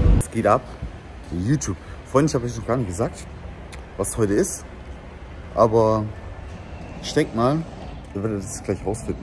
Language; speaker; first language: German; native; German